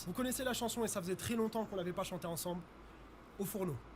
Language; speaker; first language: French; native; French